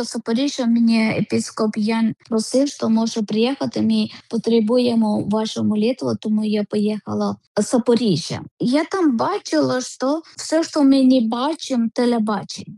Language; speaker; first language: Ukrainian; non-native, learner; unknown